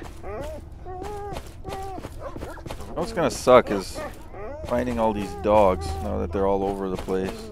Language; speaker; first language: English; early bilingual, other home language; Russian